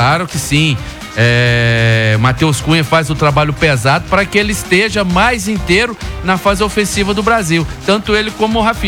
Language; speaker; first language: Portuguese; native; Portuguese